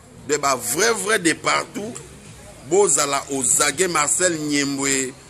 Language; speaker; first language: French; non-native, local second language; Lingala